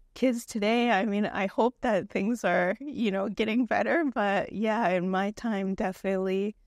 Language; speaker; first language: English; native; English